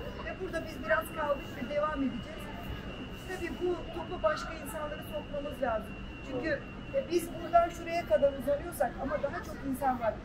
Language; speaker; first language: Turkish; native; Turkish